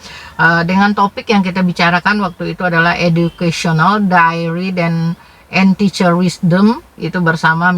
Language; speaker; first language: Indonesian; native; Indonesian